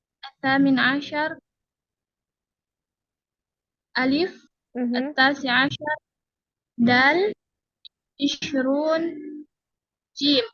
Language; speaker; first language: Arabic; non-native, learner; Indonesian